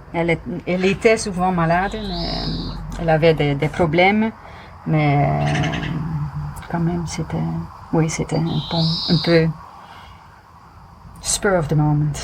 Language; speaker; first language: French; non-native, fluent; Dutch